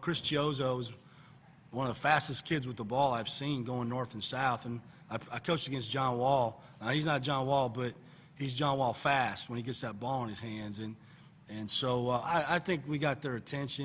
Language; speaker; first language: English; native; English